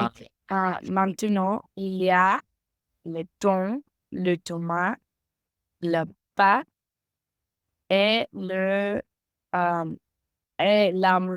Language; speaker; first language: French; non-native, learner; Spanish